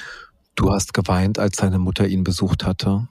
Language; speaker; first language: German; native; German